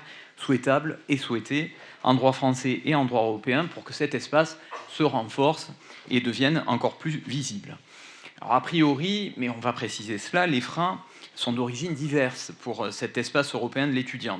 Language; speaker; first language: French; native; French